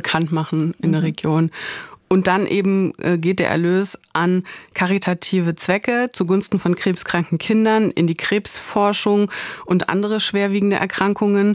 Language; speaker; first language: German; native; German